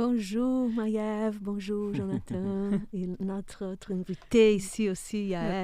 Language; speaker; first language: French; non-native, fluent; Portuguese